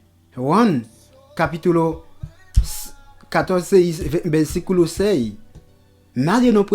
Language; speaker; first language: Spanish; non-native, local second language; Haitian Creole